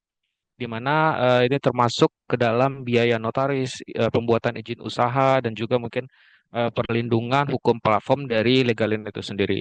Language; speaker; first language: Indonesian; native; Indonesian